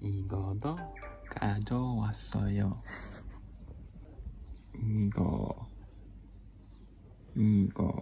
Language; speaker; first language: Korean; non-native, learner; English